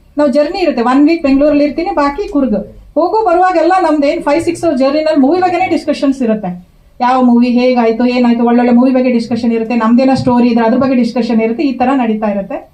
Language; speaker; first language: Kannada; non-native, local second language; Kodava